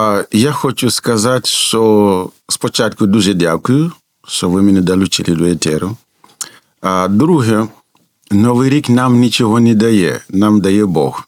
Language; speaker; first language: Ukrainian; non-native, fluent; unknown